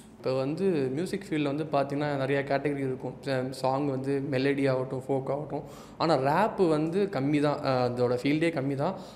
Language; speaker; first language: Tamil; native; Tamil